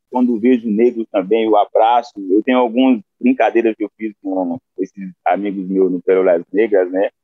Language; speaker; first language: Portuguese; non-native, fluent; Haitian Creole